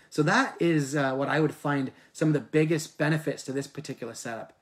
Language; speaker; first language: English; native; English